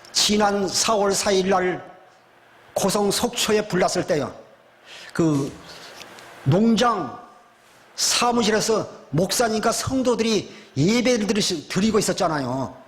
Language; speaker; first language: Korean; native; Korean